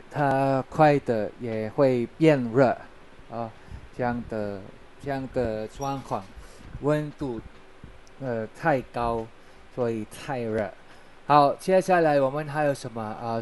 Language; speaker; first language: Chinese; non-native, fluent; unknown